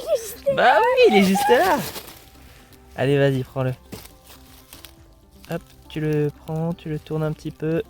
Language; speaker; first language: French; native; French